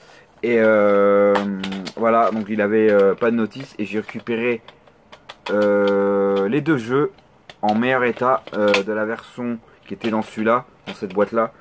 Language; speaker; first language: French; native; French